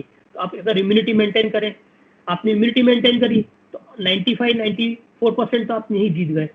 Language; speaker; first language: Hindi; native; Hindi